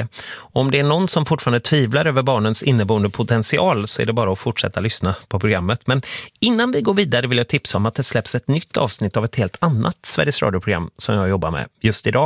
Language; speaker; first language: Swedish; native; Swedish